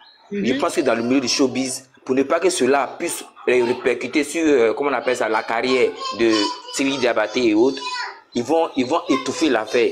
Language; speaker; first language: French; non-native, local second language; Dyula